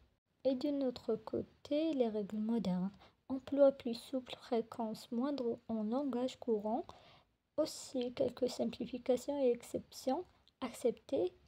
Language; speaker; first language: French; non-native, local second language; Arabic